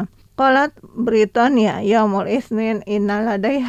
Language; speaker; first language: Arabic; non-native, fluent; Indonesian